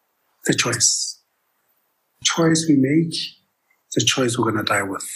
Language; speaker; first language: English; non-native, local second language; Tswana